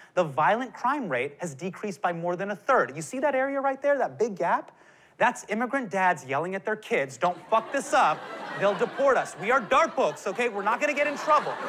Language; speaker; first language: English; native; English